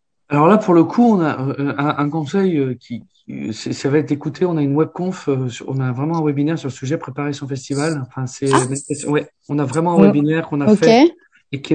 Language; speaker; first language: French; native; French